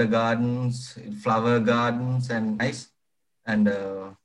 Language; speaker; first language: English; non-native, local second language; Sinhala